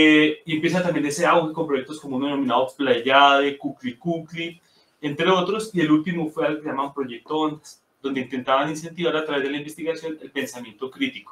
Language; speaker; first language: Spanish; native; Spanish